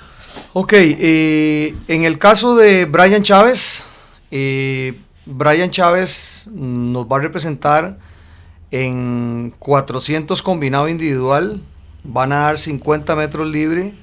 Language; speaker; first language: Spanish; native; Spanish